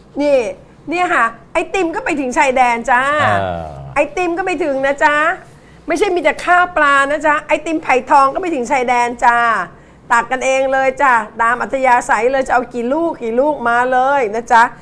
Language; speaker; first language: Thai; native; Thai